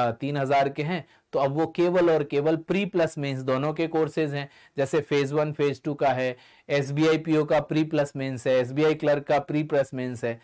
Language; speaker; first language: Hindi; native; Hindi